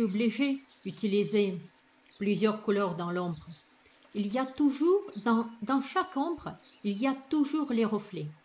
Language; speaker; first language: French; non-native, fluent; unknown